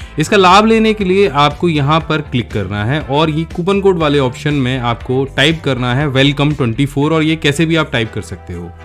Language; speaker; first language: Hindi; native; Hindi